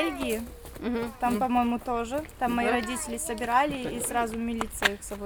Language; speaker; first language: Russian; early bilingual, heritage; Russian